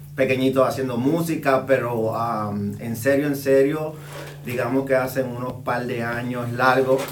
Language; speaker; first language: Spanish; native; Spanish